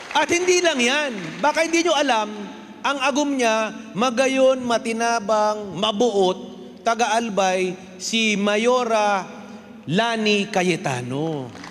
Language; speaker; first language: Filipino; non-native, local second language; Bikol